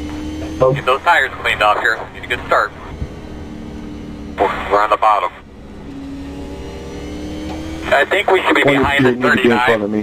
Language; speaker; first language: English; native; English